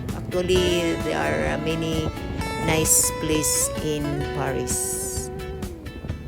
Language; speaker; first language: English; non-native, local second language; Cebuano